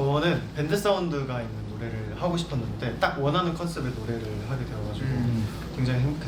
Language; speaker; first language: Korean; native; Korean